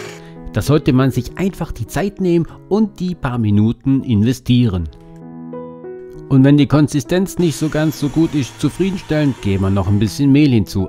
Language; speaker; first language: German; native; German